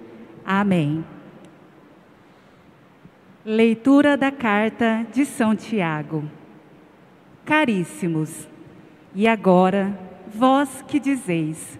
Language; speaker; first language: Portuguese; native; Portuguese